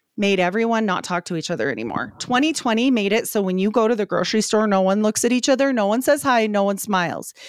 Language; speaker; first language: English; native; English